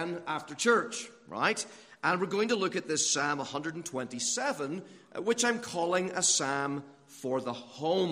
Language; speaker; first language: English; native; English